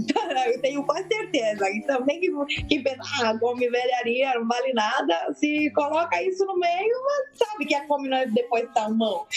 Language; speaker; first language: Portuguese; non-native, fluent; Italian